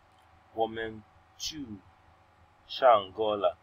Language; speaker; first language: Chinese; non-native, fluent; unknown